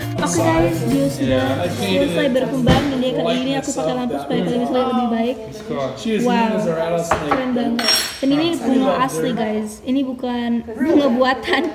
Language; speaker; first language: Indonesian; non-native, fluent; English